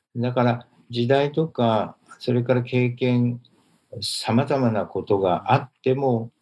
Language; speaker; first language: Japanese; native; Japanese